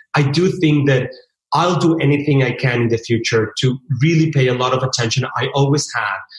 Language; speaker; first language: English; early bilingual, other home language; Spanish